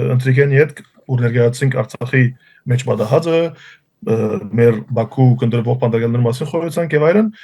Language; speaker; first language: Armenian; early bilingual, heritage; Armenian